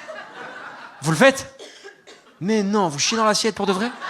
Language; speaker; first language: French; native; French